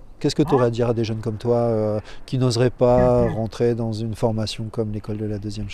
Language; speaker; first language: French; native; French